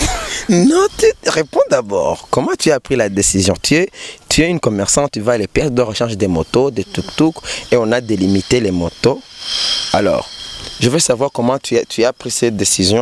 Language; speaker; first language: French; non-native, local second language; Rundi